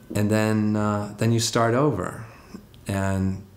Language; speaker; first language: English; native; English